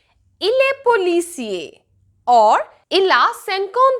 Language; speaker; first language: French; non-native, fluent; Hindi